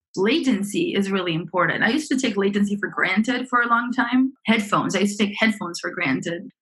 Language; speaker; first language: English; early bilingual, other home language; Romanian